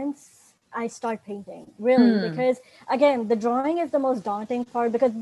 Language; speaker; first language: English; non-native, local second language; Urdu